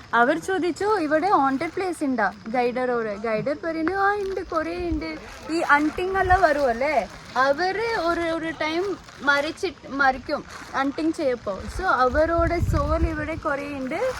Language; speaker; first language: Malayalam; non-native, local second language; Kannada